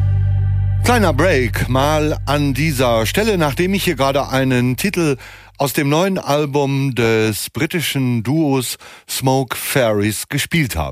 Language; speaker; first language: German; native; German